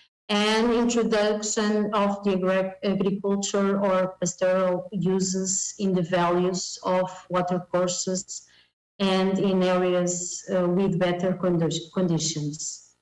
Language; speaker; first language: English; non-native, fluent; Portuguese